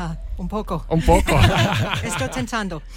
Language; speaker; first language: Portuguese; non-native, learner; English